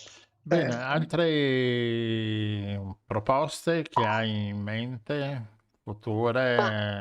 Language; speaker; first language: Italian; native; Italian